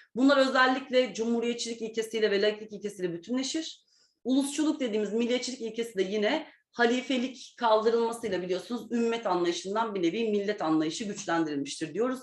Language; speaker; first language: Turkish; native; Turkish